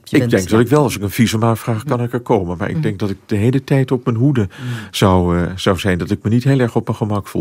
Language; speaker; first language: Dutch; native; Dutch